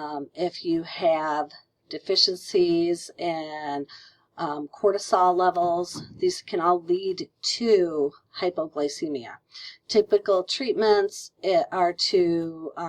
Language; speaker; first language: English; native; English